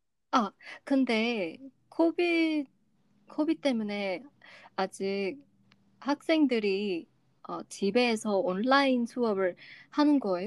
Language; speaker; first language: Korean; non-native, learner; English